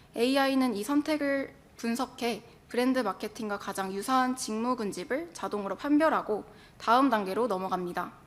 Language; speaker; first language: Korean; native; Korean